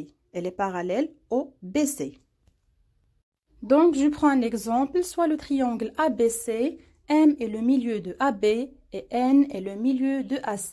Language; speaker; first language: French; non-native, local second language; Arabic